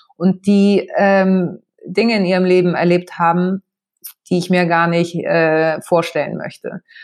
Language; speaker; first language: German; early bilingual, other home language; Greek